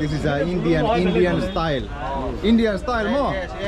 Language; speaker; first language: English; non-native, fluent; Finnish